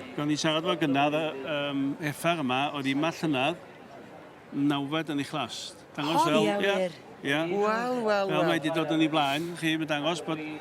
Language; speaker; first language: Welsh; native; Welsh